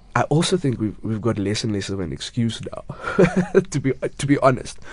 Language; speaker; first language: English; native; English